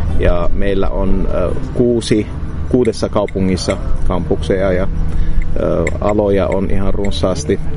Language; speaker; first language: Finnish; non-native, fluent; Arabic